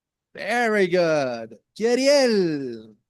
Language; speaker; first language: English; non-native, fluent; Spanish